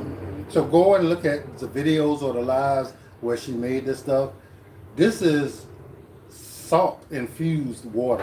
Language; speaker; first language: English; native; English